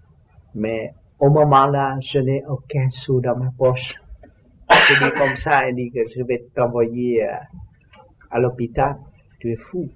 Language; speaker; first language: French; non-native, learner; Vietnamese